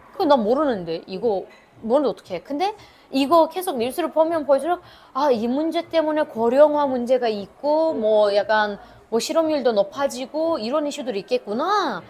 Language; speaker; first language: Korean; non-native, fluent; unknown